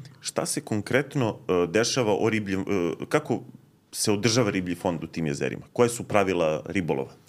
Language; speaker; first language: Serbian; native; Serbian